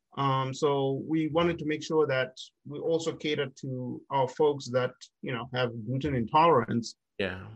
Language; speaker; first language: English; non-native, local second language; Shona